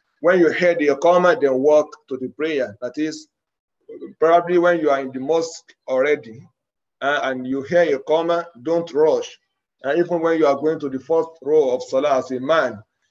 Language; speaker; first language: English; non-native, local second language; Yoruba